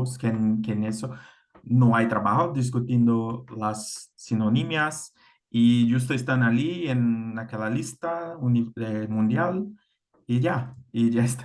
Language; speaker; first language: Spanish; non-native, fluent; Portuguese